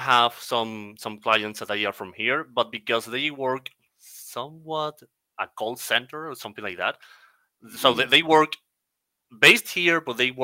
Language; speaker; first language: English; non-native, fluent; Spanish